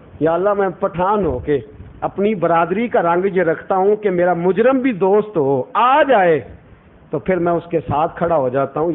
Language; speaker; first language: Urdu; non-native, local second language; Punjabi